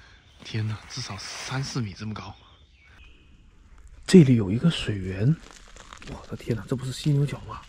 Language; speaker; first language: Chinese; native; Chinese